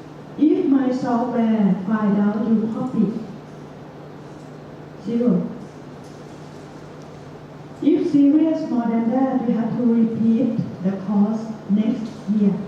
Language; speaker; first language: English; non-native, fluent; Thai